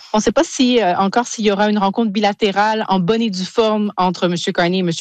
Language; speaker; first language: French; native; French